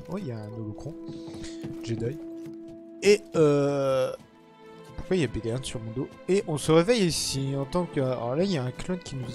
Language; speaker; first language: French; native; French